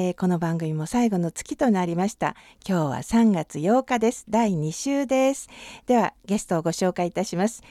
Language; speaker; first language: Japanese; native; Japanese